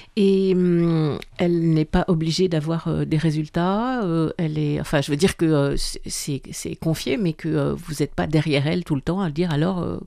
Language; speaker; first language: French; native; French